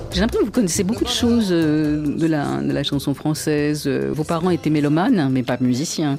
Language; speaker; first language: French; native; French